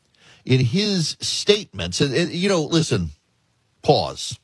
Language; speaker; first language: English; native; English